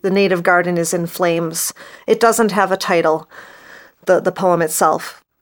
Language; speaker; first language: English; native; English